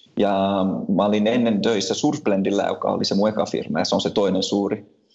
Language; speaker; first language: Finnish; early bilingual, heritage; Finnish